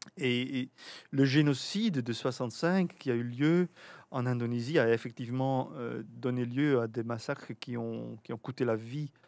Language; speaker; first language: French; native; French